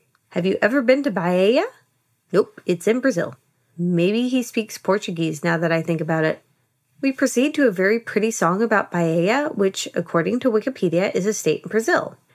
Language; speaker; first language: English; native; English